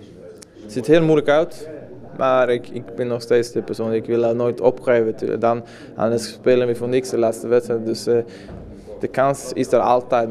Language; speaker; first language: Dutch; non-native, fluent; Swedish